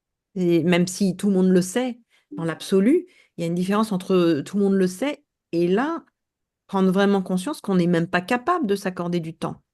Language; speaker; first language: French; native; French